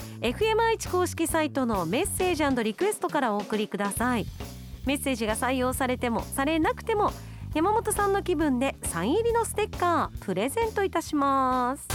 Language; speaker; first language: Japanese; native; Japanese